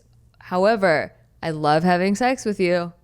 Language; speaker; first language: English; native; English